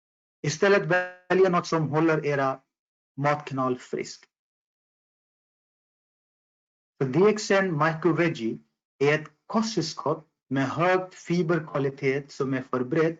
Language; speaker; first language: Swedish; non-native, fluent; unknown